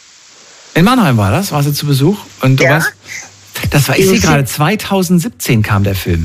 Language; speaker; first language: German; native; German